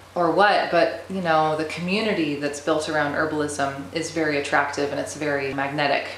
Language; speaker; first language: English; native; English